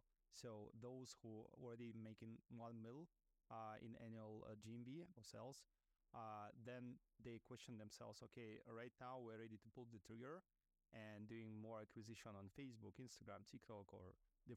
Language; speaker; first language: English; non-native, fluent; Russian